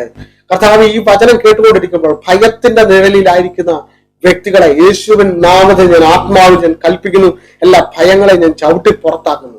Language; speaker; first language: Malayalam; native; Malayalam